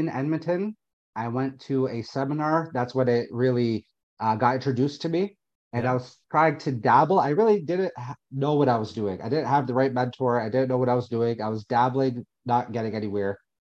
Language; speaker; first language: English; native; English